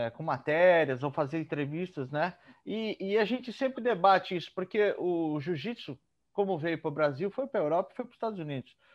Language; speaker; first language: Portuguese; native; Portuguese